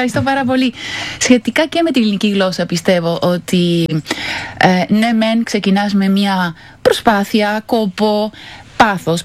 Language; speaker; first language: Greek; non-native, fluent; Spanish